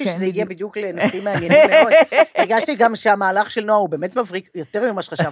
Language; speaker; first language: Hebrew; native; Hebrew